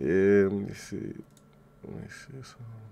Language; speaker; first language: English; native; English